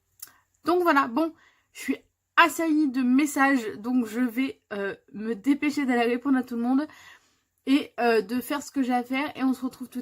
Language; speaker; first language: French; native; French